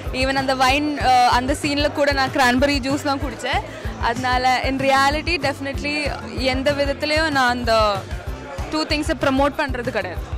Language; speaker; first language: Tamil; non-native, local second language; Malayalam